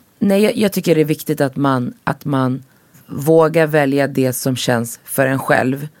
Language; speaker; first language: Swedish; early bilingual, other home language; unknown